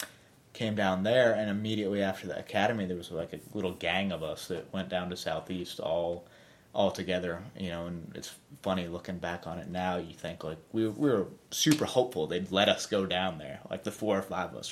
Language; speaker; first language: English; native; English